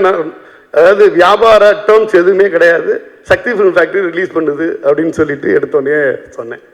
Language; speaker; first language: Tamil; native; Tamil